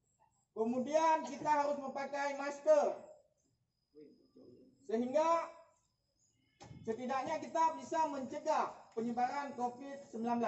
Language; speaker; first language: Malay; non-native, local second language; Achinese